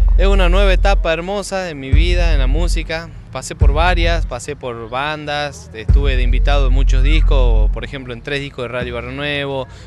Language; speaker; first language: Spanish; native; Spanish